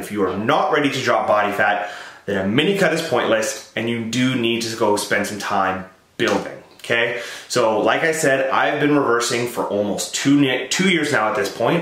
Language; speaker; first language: English; native; English